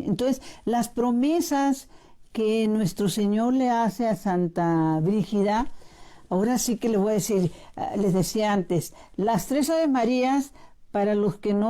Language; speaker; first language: Spanish; native; Spanish